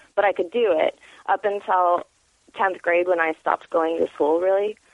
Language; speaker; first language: English; native; English